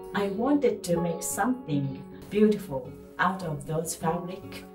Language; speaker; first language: English; non-native, fluent; Japanese